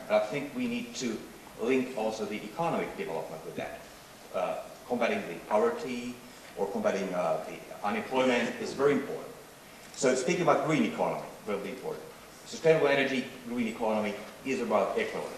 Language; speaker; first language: English; non-native, fluent; Swedish